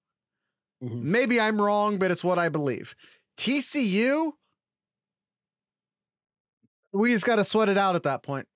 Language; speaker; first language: English; native; English